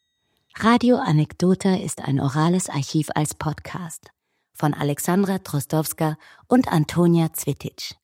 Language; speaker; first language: German; native; German